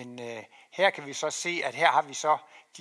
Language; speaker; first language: Danish; native; Danish